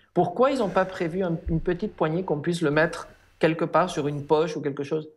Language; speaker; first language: French; non-native, fluent; Spanish